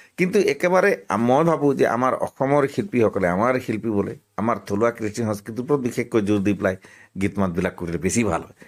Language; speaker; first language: Assamese; non-native, local second language; Sadri